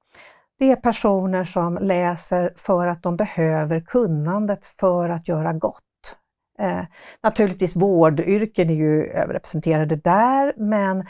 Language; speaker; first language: Swedish; native; Swedish